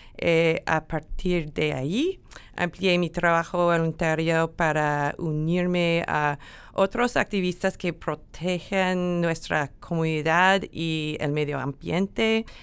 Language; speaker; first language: Spanish; non-native, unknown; English